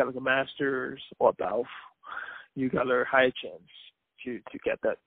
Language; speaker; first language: English; non-native, local second language; Cantonese